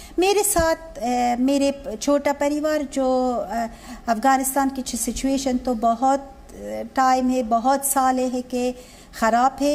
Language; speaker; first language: Hindi; non-native, learner; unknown